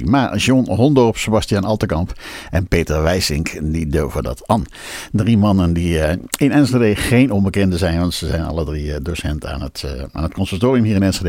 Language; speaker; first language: Dutch; native; Dutch